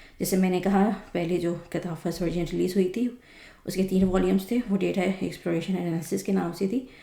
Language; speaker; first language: Urdu; native; Urdu